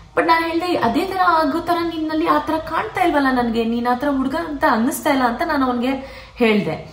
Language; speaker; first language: Kannada; non-native, local second language; Konkani